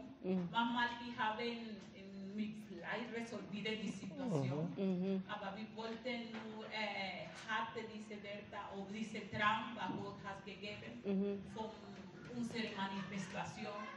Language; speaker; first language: German; non-native, learner; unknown